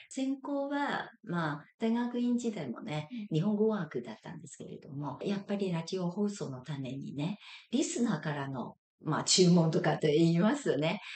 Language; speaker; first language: Japanese; non-native, fluent; Chinese